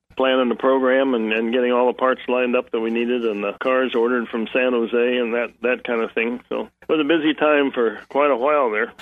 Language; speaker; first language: English; native; English